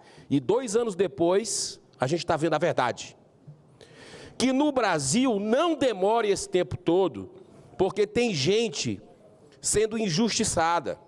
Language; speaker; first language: Portuguese; native; Portuguese